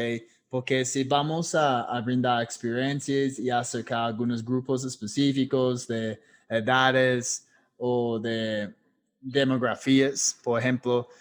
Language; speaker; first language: Spanish; non-native, fluent; English